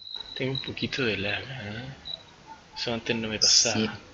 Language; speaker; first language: Spanish; native; Spanish